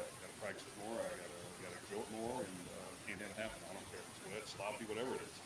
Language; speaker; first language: English; native; English